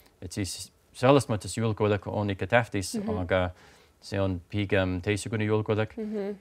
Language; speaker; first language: Estonian; non-native, fluent; English